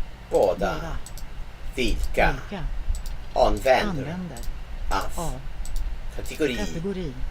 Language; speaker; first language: Swedish; non-native, learner; English